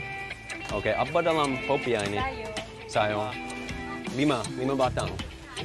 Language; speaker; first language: Indonesian; non-native, learner; English